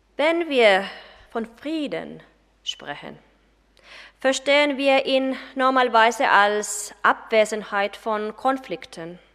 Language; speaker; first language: German; non-native, fluent; Finnish